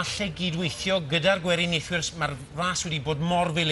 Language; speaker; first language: Welsh; native; Welsh